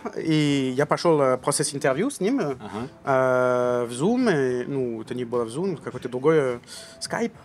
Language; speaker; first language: Russian; non-native, learner; French